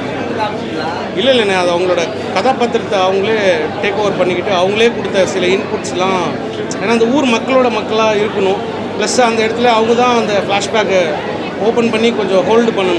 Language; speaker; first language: Tamil; native; Tamil